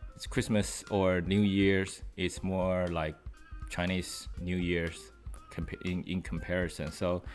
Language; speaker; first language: English; non-native, fluent; Chinese